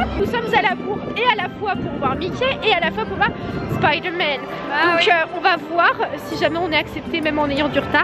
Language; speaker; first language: French; native; French